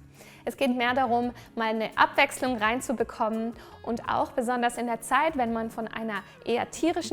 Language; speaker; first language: German; native; German